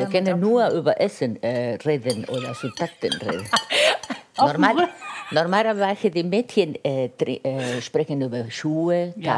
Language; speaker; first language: German; non-native, fluent; Italian